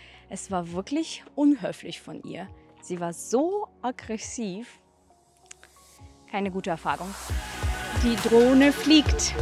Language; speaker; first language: German; non-native, fluent; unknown